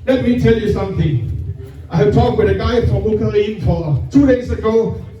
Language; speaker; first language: English; non-native, fluent; Danish